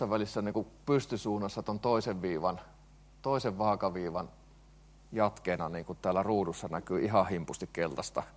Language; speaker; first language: Finnish; native; Finnish